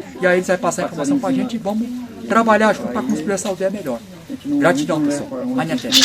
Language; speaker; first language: Portuguese; non-native, local second language; Guarani